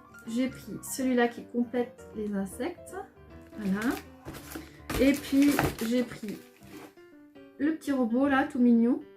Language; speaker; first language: French; native; French